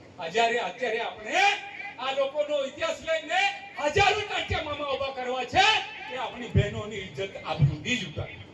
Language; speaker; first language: Gujarati; non-native, local second language; Vasavi